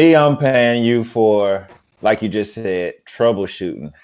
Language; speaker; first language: English; native; English